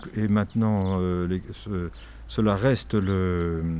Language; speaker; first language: French; native; French